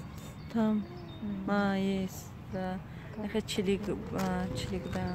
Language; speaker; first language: Russian; non-native, learner; Tajik